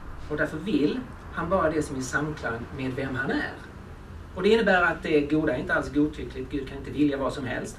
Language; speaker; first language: Swedish; native; Swedish